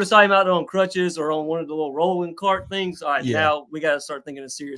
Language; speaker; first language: English; native; English